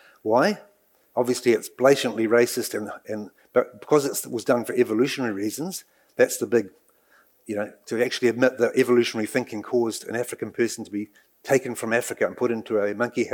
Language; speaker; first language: English; native; English